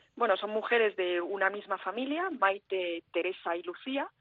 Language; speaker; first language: Spanish; early bilingual, heritage; French